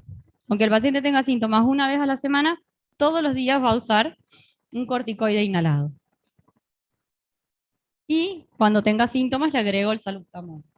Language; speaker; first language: Spanish; native; Spanish